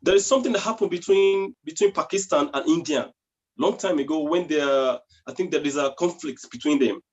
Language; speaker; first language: English; non-native, local second language; Yoruba